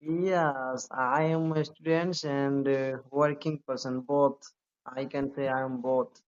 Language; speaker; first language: English; non-native, learner; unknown